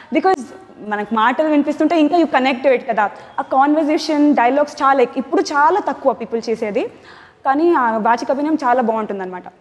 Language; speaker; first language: Telugu; non-native, local second language; Tamil